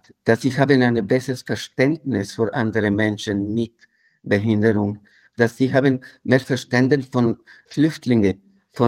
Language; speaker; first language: German; non-native, fluent; Spanish